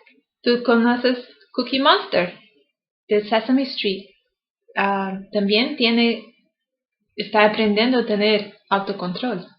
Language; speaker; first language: Spanish; non-native, learner; English